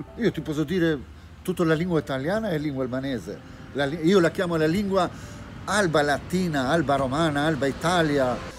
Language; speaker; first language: Italian; non-native, fluent; Albanian